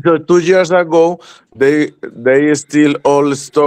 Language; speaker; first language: English; non-native, learner; Spanish